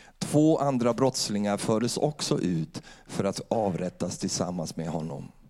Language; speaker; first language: Swedish; native; Swedish